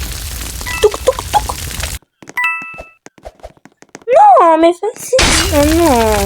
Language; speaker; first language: French; native; French